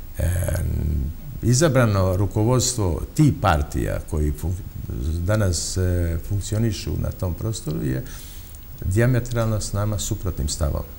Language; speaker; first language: Bosnian; non-native, local second language; Albanian